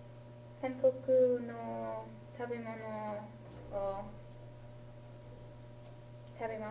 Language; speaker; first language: Japanese; non-native, learner; English